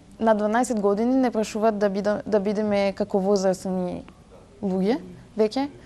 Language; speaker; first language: Macedonian; early bilingual, heritage; French